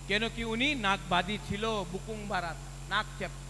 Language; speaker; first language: Bangla; non-native, local second language; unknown